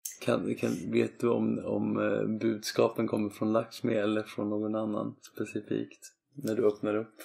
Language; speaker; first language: Swedish; native; Swedish